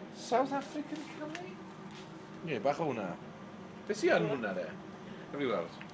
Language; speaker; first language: Welsh; native; Welsh